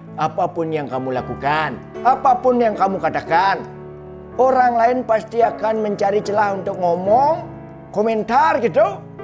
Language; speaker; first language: Indonesian; non-native, local second language; Balinese